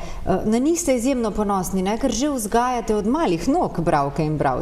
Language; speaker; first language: Slovenian; native; Slovenian